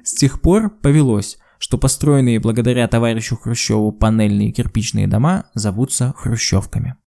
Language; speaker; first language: Russian; native; Russian